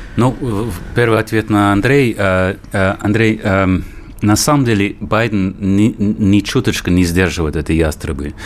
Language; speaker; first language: Russian; non-native, fluent; English